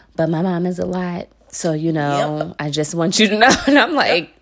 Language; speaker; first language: English; native; English